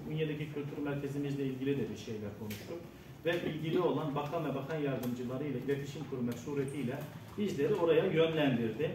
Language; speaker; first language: Turkish; native; Turkish